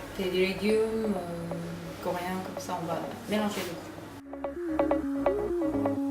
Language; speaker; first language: French; non-native, learner; Korean